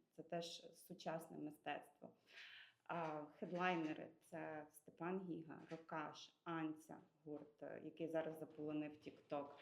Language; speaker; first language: Ukrainian; native; Ukrainian